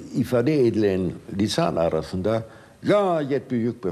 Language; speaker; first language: Turkish; non-native, fluent; German